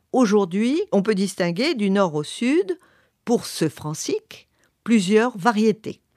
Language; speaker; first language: French; native; French